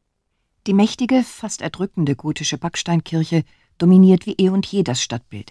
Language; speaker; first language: German; native; German